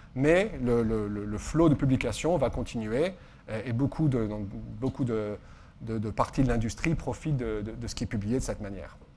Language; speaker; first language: French; native; French